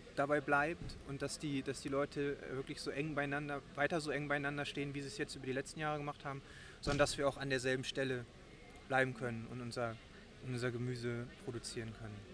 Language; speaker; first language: German; native; German